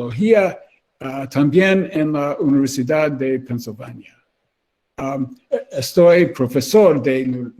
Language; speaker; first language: Spanish; non-native, learner; English